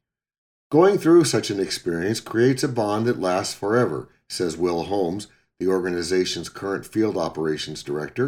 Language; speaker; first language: English; native; English